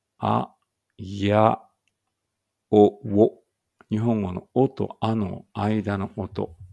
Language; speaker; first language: Japanese; native; Japanese